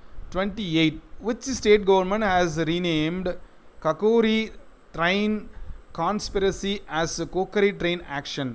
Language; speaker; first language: English; non-native, local second language; Tamil